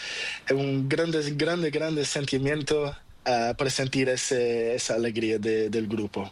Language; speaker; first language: Spanish; non-native, learner; Portuguese